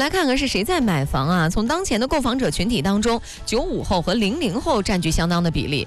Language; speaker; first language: Chinese; native; Chinese